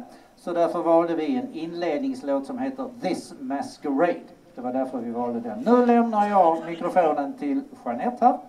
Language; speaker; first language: Swedish; native; Swedish